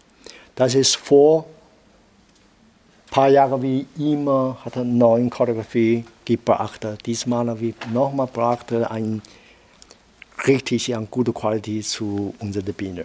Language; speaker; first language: German; non-native, learner; Chinese